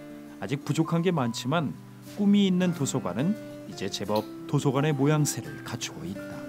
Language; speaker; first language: Korean; native; Korean